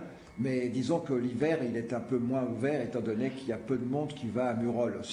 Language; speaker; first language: French; native; French